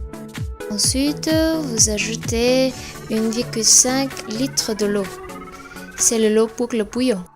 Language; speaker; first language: French; non-native, learner; Vietnamese